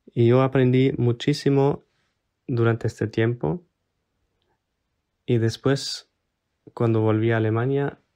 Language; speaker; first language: Spanish; non-native, fluent; German